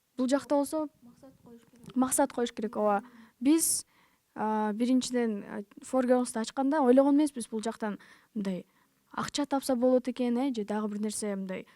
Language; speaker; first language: Kyrgyz; native; Kyrgyz